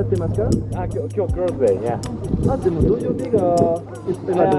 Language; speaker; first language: Japanese; native; Japanese